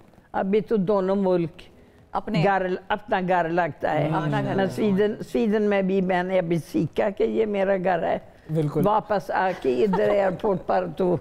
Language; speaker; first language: Hindi; non-native, fluent; Swedish